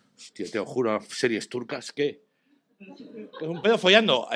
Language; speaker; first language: Spanish; native; Spanish